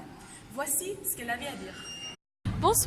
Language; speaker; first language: French; non-native, fluent; English